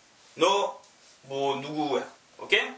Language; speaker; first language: Korean; non-native, learner; French